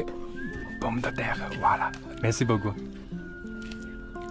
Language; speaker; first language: French; non-native, learner; Chinese